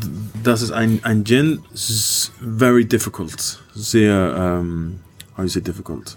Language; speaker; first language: German; non-native, learner; Dutch